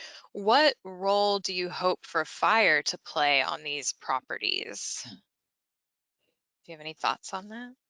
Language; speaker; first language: English; native; English